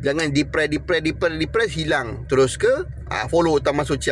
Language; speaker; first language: Malay; native; Malay